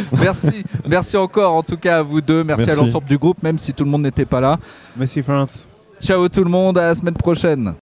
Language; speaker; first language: French; native; French